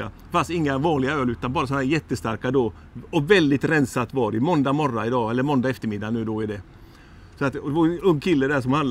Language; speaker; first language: Swedish; native; Swedish